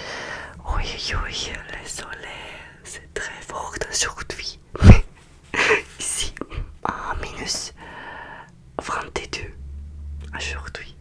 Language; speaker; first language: French; non-native, learner; Russian